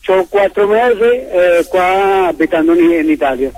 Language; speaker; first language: Italian; early bilingual, heritage; Spanish